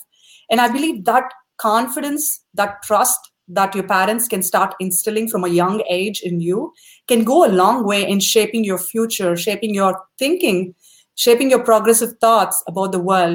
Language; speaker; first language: English; non-native, local second language; Tamil